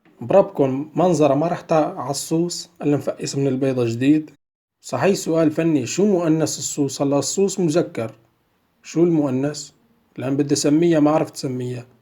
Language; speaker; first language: Arabic; native; Arabic